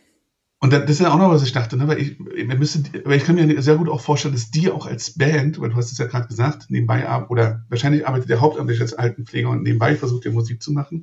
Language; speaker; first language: German; native; German